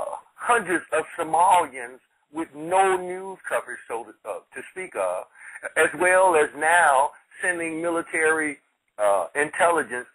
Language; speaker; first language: English; native; English